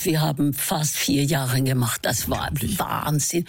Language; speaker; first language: German; non-native, fluent; Norwegian